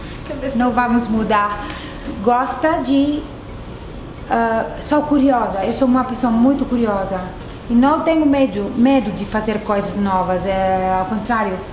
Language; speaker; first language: Portuguese; non-native, fluent; Italian